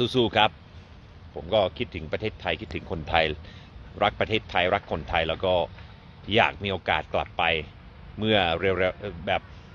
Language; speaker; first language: Thai; non-native, fluent; English